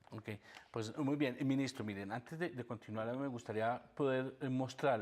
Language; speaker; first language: Spanish; native; Spanish